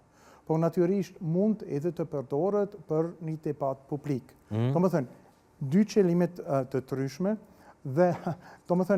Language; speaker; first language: Albanian; non-native, fluent; German